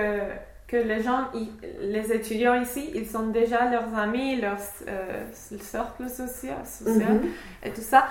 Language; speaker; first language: French; non-native, fluent; English